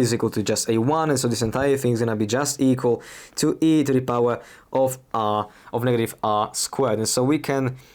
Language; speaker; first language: English; non-native, fluent; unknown